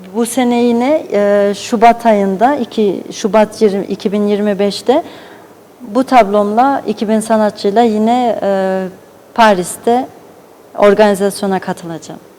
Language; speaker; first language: Turkish; early bilingual, heritage; Turkish